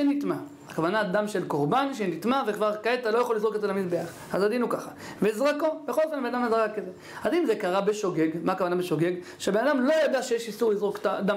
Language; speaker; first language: Hebrew; native; Hebrew